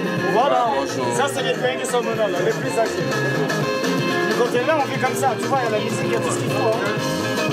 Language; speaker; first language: French; native; French